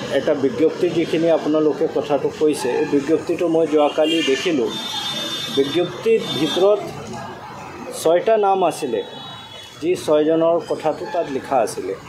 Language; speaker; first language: Assamese; non-native, fluent; Hindi